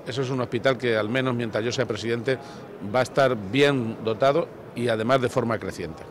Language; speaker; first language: Spanish; native; Spanish